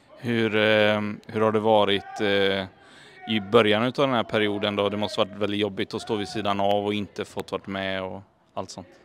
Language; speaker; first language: Swedish; native; Swedish